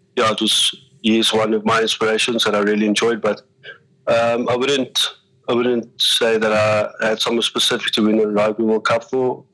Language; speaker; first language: English; native; English